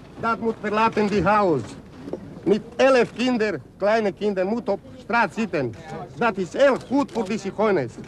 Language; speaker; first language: Dutch; non-native, learner; Romany